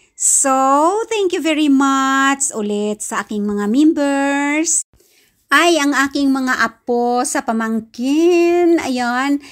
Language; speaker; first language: Filipino; non-native, local second language; Kinaray-a